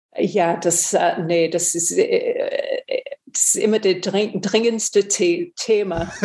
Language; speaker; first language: German; non-native, fluent; English